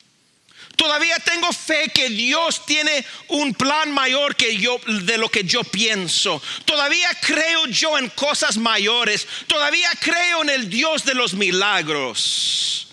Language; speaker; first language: Spanish; early bilingual, heritage; Spanish